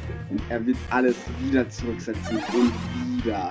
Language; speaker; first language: German; native; German